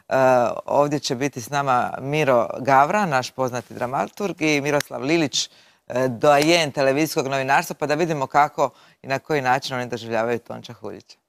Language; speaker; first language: Croatian; native; Croatian